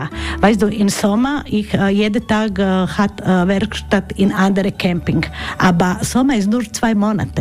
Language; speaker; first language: German; non-native, learner; Croatian